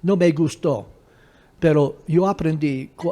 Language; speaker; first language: Spanish; non-native, fluent; English